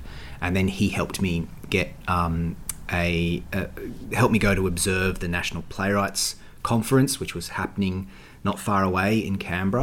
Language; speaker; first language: English; native; English